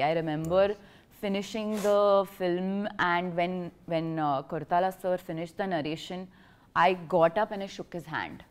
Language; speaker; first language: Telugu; non-native, local second language; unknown